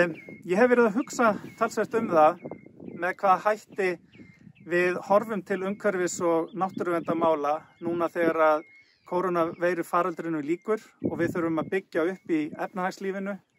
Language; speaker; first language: Icelandic; native; Icelandic